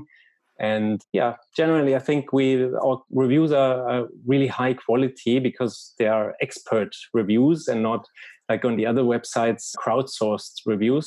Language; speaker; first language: English; non-native, fluent; German